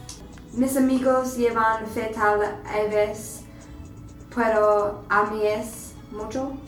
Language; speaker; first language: Spanish; non-native, learner; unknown